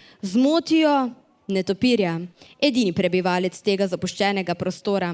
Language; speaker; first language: Slovenian; native; Slovenian